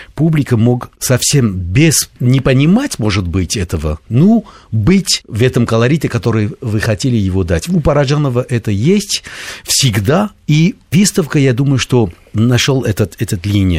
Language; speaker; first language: Russian; non-native, fluent; Armenian